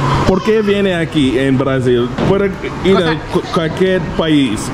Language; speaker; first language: Spanish; non-native, learner; English